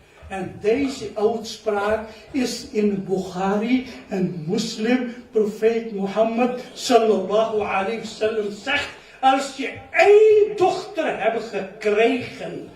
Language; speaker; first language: Dutch; non-native, learner; Urdu